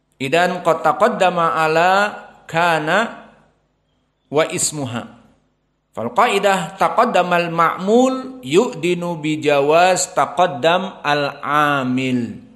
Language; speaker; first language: Arabic; non-native, fluent; Indonesian